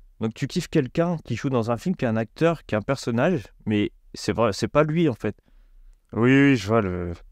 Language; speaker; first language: French; native; French